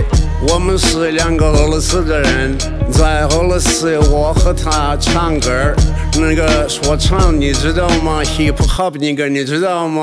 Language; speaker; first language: Chinese; non-native, learner; Russian